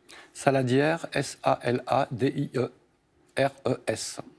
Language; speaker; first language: French; native; French